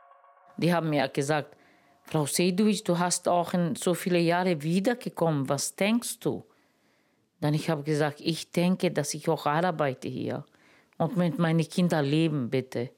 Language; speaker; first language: German; non-native, learner; Romany